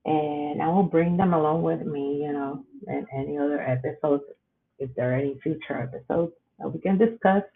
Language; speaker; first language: English; non-native, fluent; Spanish